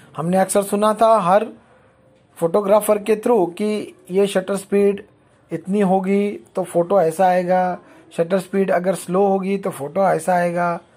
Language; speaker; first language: Hindi; non-native, local second language; Marathi